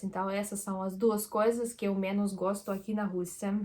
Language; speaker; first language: Portuguese; non-native, fluent; Russian